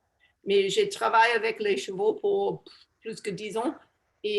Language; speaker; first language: French; non-native, learner; English